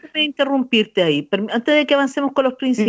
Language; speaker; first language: Spanish; native; Spanish